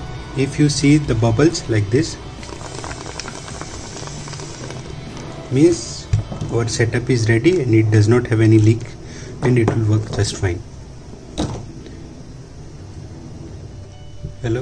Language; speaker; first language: English; non-native, local second language; Hindi